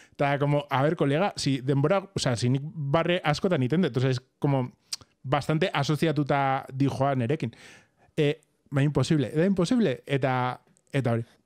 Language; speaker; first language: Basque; non-native, local second language; Spanish